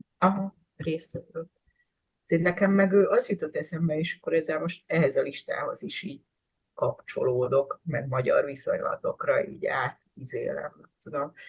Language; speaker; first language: Hungarian; native; Hungarian